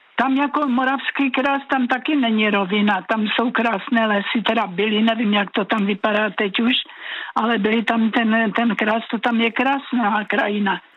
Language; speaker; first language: Czech; native; Czech